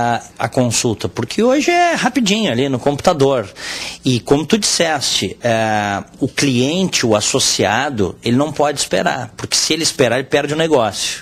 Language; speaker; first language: Portuguese; native; Portuguese